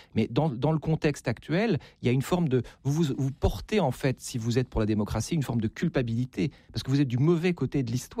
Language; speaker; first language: French; native; French